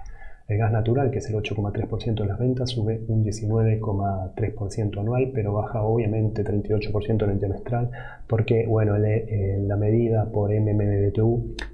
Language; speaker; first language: Spanish; native; Spanish